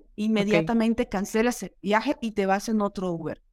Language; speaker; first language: Spanish; native; Spanish